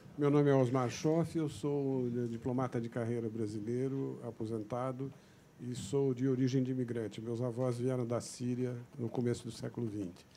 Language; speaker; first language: Portuguese; native; Portuguese